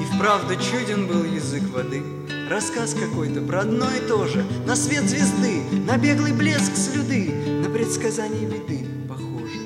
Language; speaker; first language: Russian; native; Russian